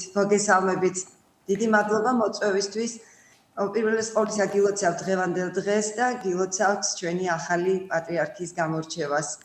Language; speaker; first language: Georgian; native; Georgian